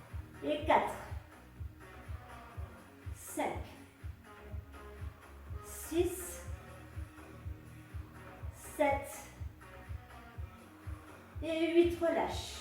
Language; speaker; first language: French; native; French